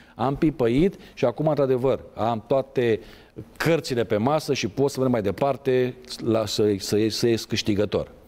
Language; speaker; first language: Romanian; native; Romanian